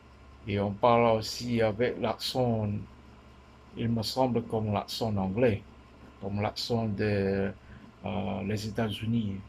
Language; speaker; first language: French; non-native, learner; Min Nan Chinese